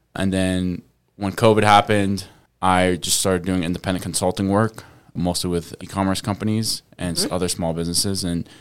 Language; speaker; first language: English; early bilingual, other home language; Arabic